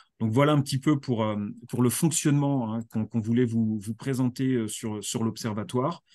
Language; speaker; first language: French; native; French